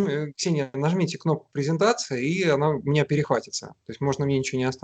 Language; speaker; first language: Russian; native; Russian